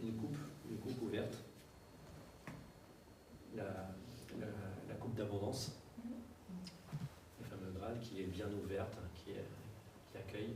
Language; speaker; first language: French; native; French